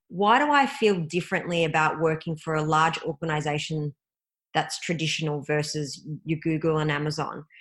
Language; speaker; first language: English; native; English